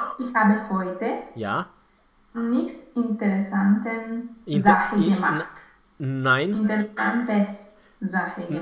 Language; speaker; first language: German; non-native, learner; Romanian